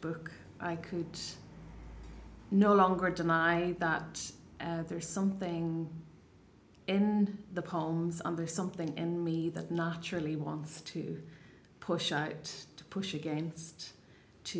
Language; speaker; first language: English; non-native, local second language; Irish